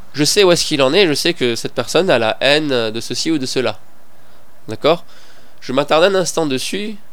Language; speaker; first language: French; non-native, fluent; Persian